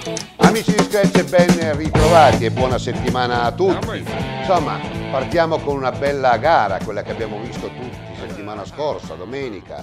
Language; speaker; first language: Italian; native; Italian